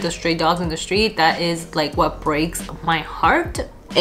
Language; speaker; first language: English; early bilingual, other home language; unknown